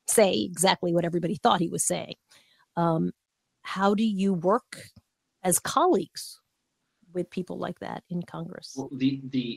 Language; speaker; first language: English; native; English